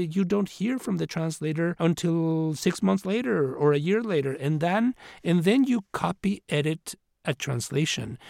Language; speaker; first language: English; non-native, fluent; Spanish